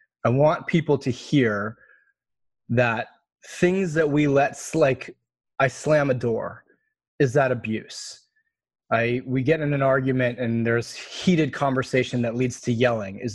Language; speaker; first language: English; native; English